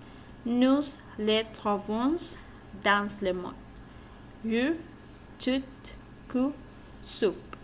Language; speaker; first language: French; non-native, learner; Spanish